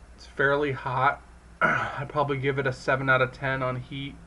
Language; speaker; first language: English; native; English